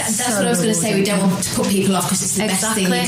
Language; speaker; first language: English; native; English